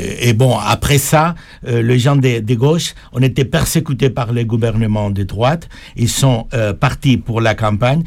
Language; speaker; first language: French; non-native, fluent; Spanish